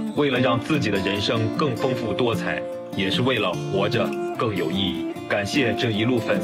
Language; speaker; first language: Chinese; native; Chinese